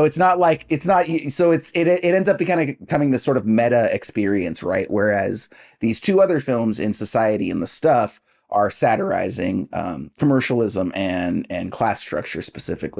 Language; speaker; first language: English; native; English